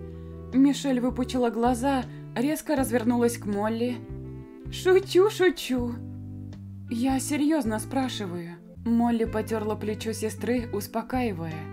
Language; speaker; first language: Russian; native; Russian